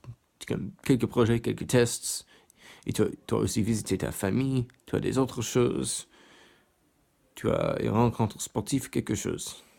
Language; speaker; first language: French; non-native, learner; English